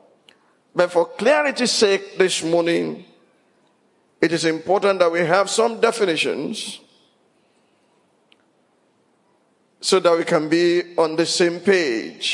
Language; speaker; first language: English; non-native, local second language; Yoruba